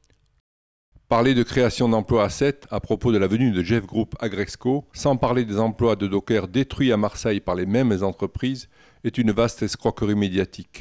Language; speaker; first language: French; native; French